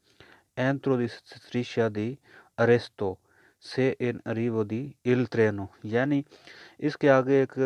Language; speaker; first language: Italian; non-native, learner; Urdu